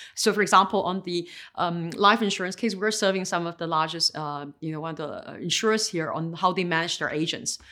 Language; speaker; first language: English; native; English